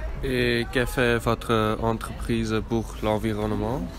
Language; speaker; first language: French; non-native, learner; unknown